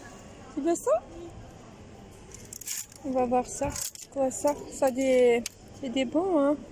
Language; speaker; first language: French; non-native, local second language; Arabic